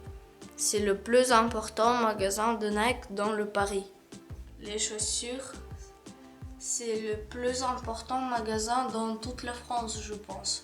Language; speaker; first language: French; non-native, learner; Ukrainian